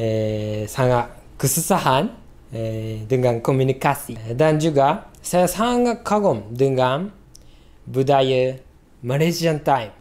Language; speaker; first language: Indonesian; non-native, learner; Japanese